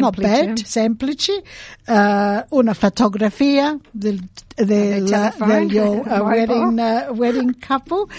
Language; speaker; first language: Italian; early bilingual, heritage; Italian